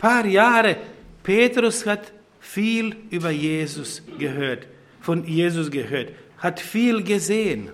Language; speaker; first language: German; non-native, fluent; Croatian